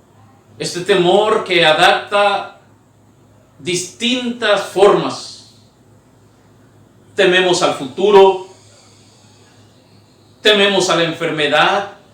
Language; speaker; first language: Spanish; native; Spanish